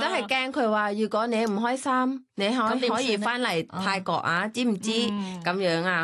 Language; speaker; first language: Cantonese; non-native, learner; Thai